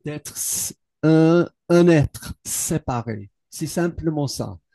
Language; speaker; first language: French; non-native, learner; English